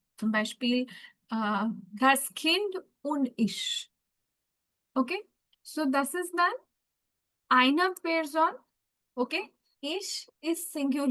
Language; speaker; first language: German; non-native, fluent; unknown